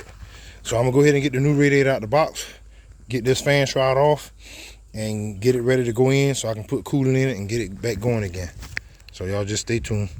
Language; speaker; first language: English; native; English